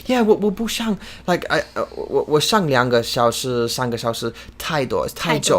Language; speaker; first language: Chinese; non-native, learner; English